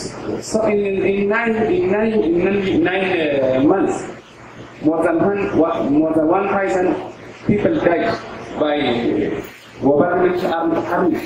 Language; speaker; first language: English; non-native, learner; Oromo